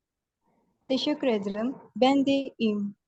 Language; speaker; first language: Turkish; non-native, learner; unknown